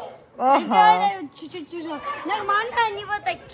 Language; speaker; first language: Russian; early bilingual, heritage; Russian